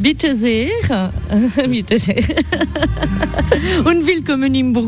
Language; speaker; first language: German; non-native, fluent; French